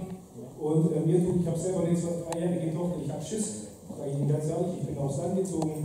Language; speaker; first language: German; native; German